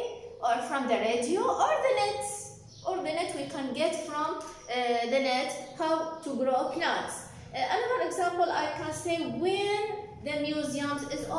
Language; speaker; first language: English; non-native, fluent; Arabic